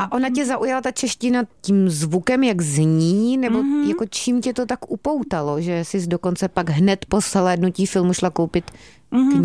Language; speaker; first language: Czech; native; Czech